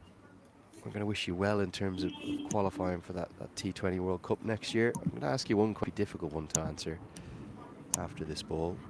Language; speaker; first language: English; native; English